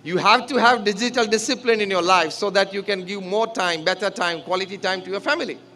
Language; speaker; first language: English; non-native, local second language; Gujarati